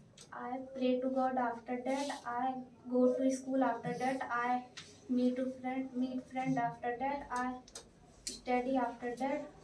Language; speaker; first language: English; non-native, learner; Hindi